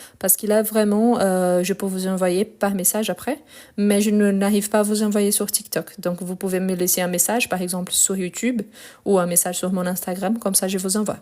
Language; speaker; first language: French; non-native, fluent; Portuguese